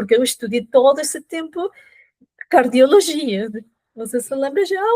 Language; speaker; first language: Portuguese; non-native, fluent; Spanish